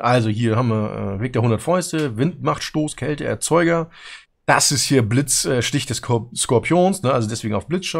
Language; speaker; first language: German; native; German